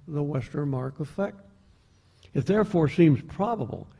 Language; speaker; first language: English; native; English